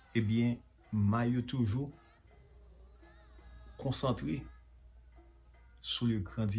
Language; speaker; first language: French; non-native, local second language; Haitian Creole